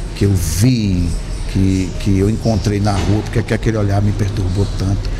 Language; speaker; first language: Portuguese; native; Portuguese